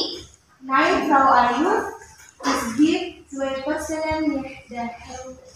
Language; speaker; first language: German; non-native, learner; Indonesian